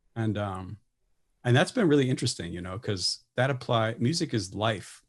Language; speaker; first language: English; native; English